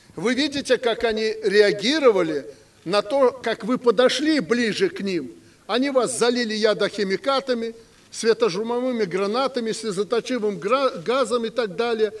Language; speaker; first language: Russian; native; Russian